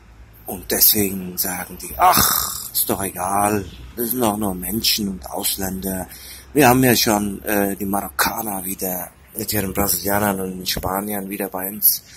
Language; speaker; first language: German; early bilingual, other home language; Turkish